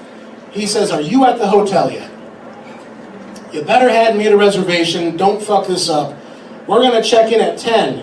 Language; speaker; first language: English; native; English